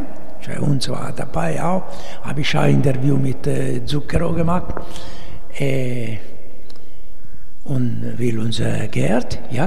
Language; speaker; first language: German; non-native, learner; Italian